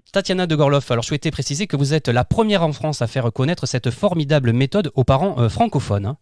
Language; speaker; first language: French; native; French